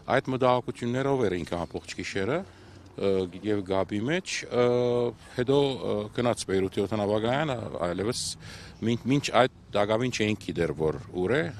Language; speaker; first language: Armenian; early bilingual, heritage; Armenian